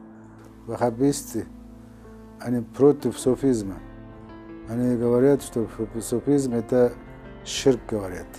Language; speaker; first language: Russian; non-native, local second language; Uzbek